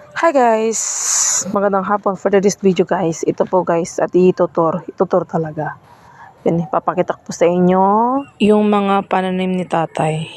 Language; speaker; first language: Filipino; non-native, local second language; Pangasinan